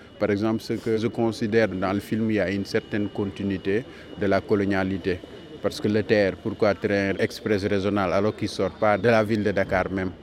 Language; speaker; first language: French; non-native, local second language; Wolof